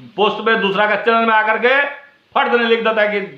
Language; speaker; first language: Hindi; non-native, local second language; Bangla